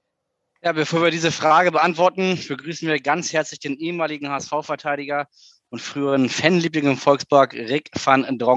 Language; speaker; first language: German; native; German